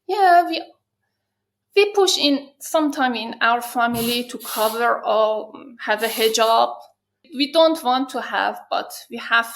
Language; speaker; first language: English; non-native, learner; Persian